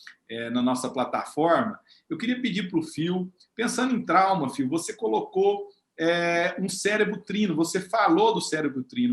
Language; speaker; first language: Portuguese; native; Portuguese